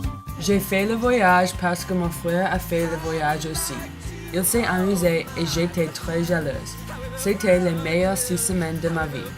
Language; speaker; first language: French; non-native, learner; English